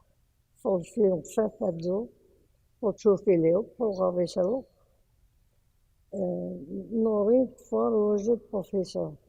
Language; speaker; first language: French; early bilingual, heritage; French